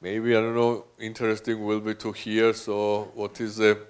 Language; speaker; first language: English; non-native, fluent; Georgian